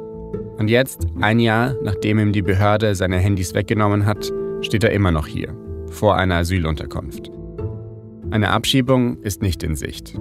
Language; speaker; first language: German; native; German